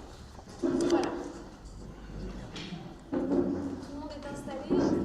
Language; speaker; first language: French; native; French